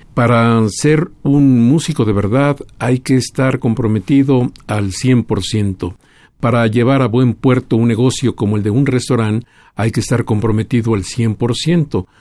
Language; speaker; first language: Spanish; native; Spanish